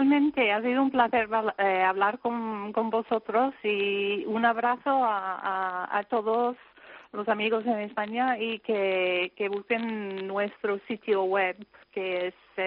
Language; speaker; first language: Spanish; non-native, fluent; English